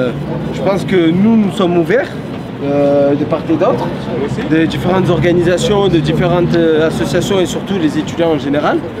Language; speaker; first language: French; native; French